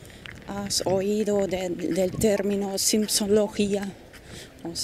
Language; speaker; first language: Spanish; non-native, fluent; German